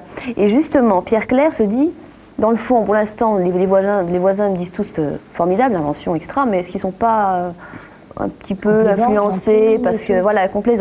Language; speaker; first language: French; native; French